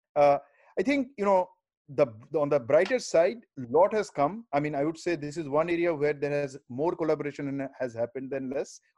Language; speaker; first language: English; non-native, local second language; Bangla